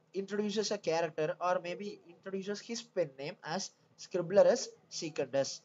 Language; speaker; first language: English; non-native, local second language; Tamil